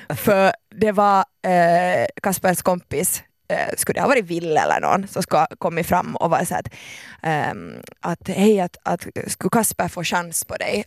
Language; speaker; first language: Swedish; native; Swedish